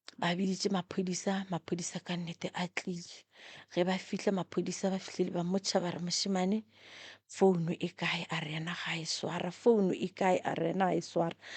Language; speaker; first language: Northern Sotho; non-native, local second language; Tsonga